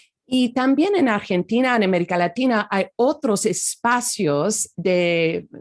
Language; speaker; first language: Spanish; non-native, fluent; English